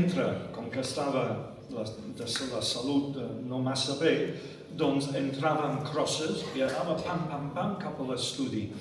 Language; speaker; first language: Catalan; non-native, fluent; English